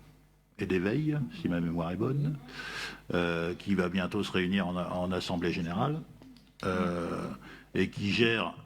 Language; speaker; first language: French; native; French